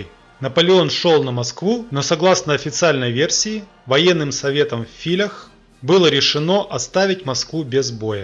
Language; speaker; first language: Russian; native; Russian